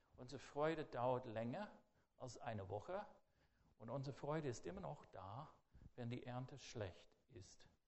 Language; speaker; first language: German; non-native, fluent; English